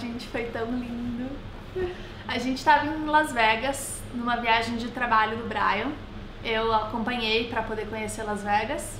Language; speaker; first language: Portuguese; native; Portuguese